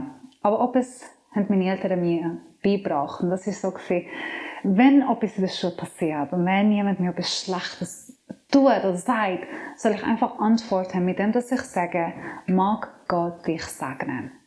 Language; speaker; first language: German; non-native, fluent; Persian